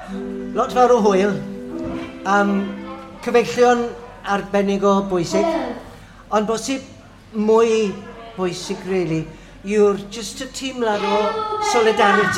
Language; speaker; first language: Welsh; non-native, fluent; English